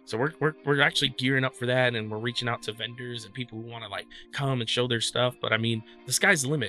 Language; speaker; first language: English; native; English